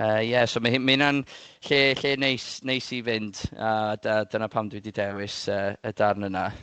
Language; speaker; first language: Welsh; native; Welsh